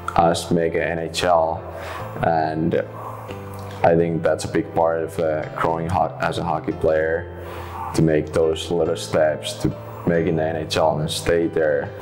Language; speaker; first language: English; non-native, fluent; Finnish